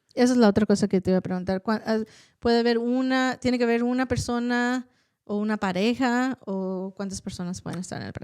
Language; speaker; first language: Spanish; early bilingual, heritage; Spanish